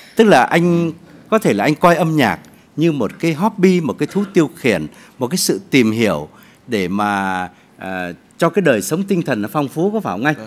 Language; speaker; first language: Vietnamese; native; Vietnamese